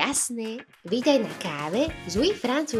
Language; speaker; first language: Slovak; native; Slovak